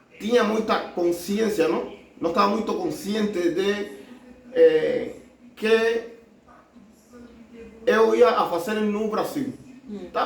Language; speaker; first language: Portuguese; non-native, learner; Spanish